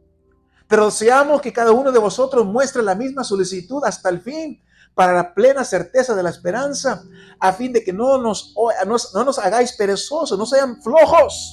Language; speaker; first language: Spanish; native; Spanish